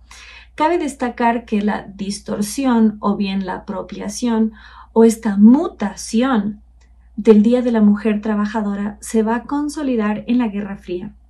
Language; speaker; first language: Spanish; native; Spanish